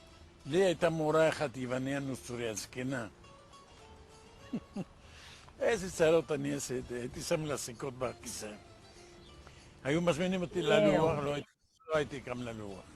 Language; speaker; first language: Hebrew; non-native, fluent; Ladino